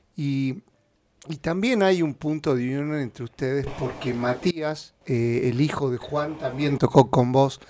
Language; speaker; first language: Spanish; native; Spanish